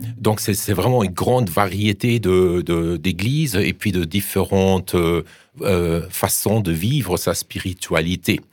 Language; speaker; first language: French; non-native, fluent; German